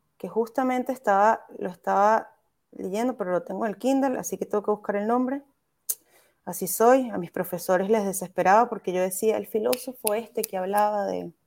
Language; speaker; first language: Spanish; native; Spanish